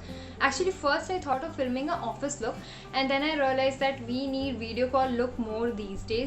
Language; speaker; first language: English; non-native, local second language; Hindi